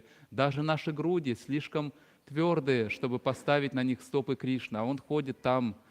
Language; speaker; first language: Russian; native; Russian